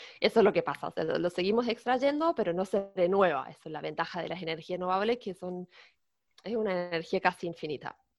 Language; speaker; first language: Spanish; non-native, fluent; German